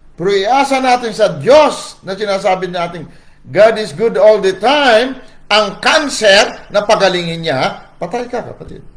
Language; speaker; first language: Filipino; non-native, local second language; Cebuano